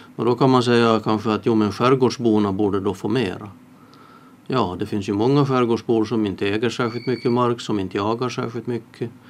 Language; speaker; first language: Swedish; native; Swedish